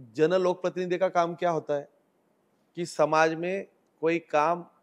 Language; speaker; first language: Hindi; non-native, local second language; Marathi